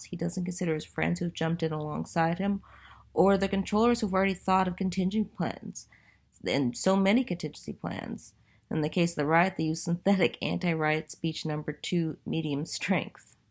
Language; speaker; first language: English; native; English